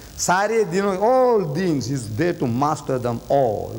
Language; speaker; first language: English; early bilingual, other home language; Gujarati